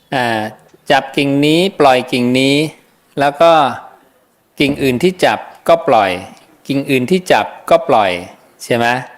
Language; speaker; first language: Thai; native; Thai